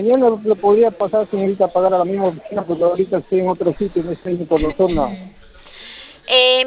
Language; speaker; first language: Spanish; native; Spanish